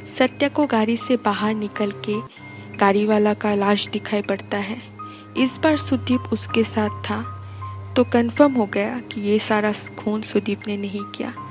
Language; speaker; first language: Hindi; non-native, local second language; Bangla